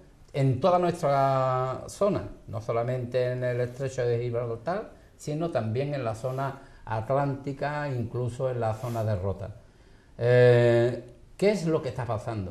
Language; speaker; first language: Spanish; native; Spanish